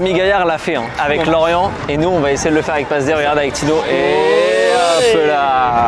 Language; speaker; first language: French; native; French